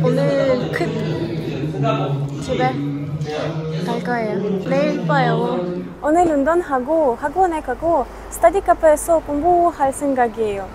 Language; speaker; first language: Korean; non-native, learner; Ukrainian